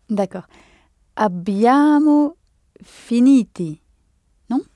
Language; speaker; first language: Italian; non-native, learner; French